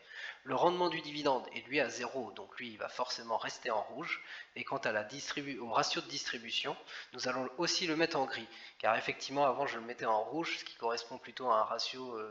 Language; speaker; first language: French; native; French